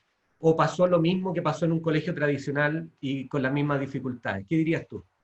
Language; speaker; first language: Spanish; native; Spanish